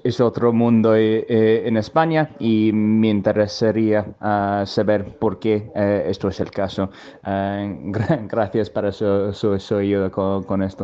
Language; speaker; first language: Spanish; non-native, learner; English